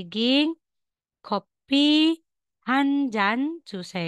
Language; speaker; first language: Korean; non-native, learner; Filipino